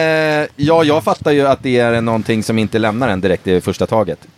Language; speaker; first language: Swedish; native; Swedish